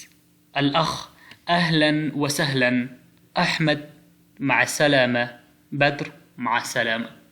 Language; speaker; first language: Arabic; non-native, fluent; Pashto